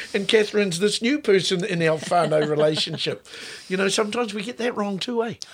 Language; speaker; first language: English; native; English